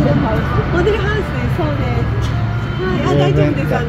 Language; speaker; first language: Japanese; non-native, learner; Filipino